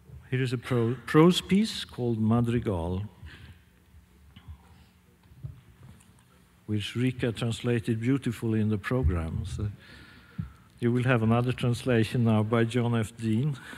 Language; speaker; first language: English; non-native, fluent; Swedish